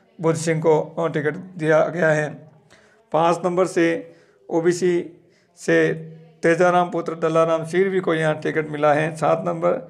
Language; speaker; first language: Hindi; native; Hindi